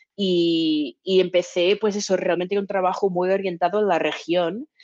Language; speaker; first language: Spanish; non-native, fluent; English